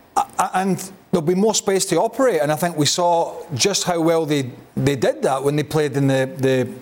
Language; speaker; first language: English; native; English